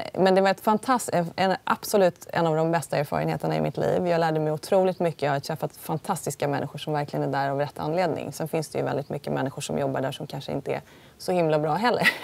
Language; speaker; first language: Swedish; early bilingual, other home language; Polish